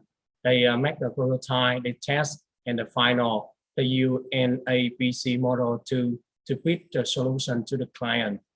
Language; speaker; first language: English; non-native, learner; Vietnamese